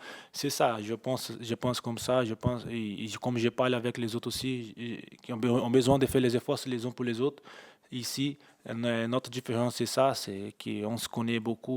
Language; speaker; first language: French; non-native, fluent; Portuguese